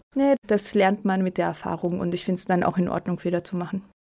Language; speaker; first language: German; early bilingual, other home language; Spanish